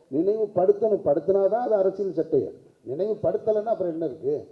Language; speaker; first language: Tamil; native; Tamil